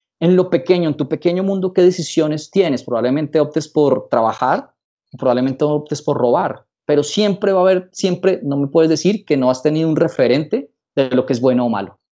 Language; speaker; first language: Spanish; native; Spanish